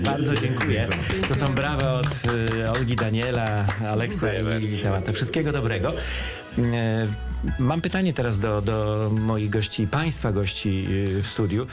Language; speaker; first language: Polish; native; Polish